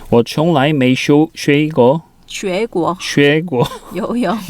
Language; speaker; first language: Chinese; non-native, learner; Korean